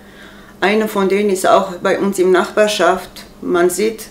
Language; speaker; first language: German; non-native, learner; Armenian